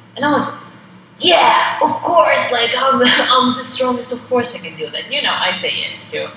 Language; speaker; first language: English; non-native, fluent; Estonian